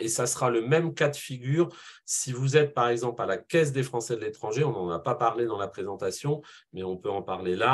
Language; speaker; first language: French; native; French